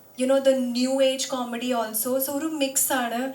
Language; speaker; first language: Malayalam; non-native, local second language; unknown